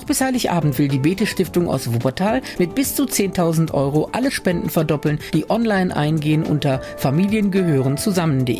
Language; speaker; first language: German; native; German